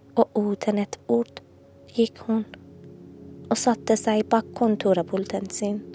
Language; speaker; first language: Norwegian; non-native, learner; Persian